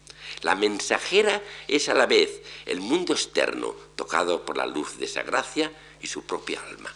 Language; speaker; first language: Spanish; native; Spanish